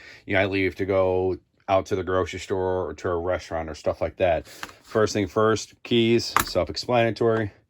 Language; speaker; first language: English; native; English